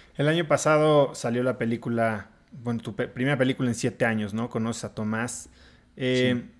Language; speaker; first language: Spanish; native; Spanish